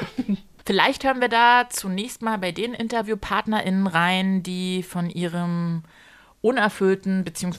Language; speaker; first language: German; native; German